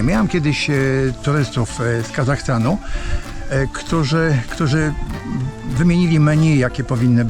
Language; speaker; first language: Polish; native; Polish